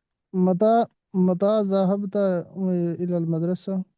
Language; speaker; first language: Arabic; non-native, learner; Urdu